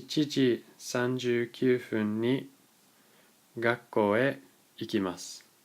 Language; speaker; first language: Japanese; non-native, fluent; English